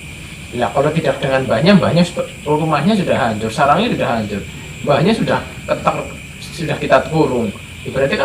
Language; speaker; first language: Indonesian; native; Indonesian